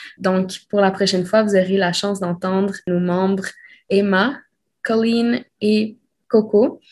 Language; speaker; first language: French; early bilingual, other home language; Spanish